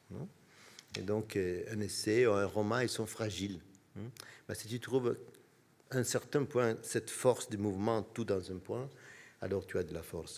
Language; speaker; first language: French; non-native, fluent; Italian